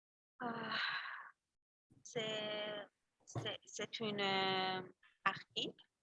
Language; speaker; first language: French; non-native, learner; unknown